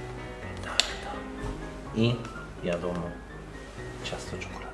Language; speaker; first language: Polish; non-native, learner; French